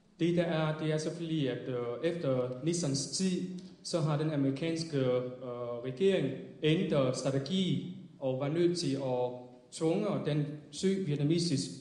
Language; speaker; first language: Danish; non-native, fluent; Vietnamese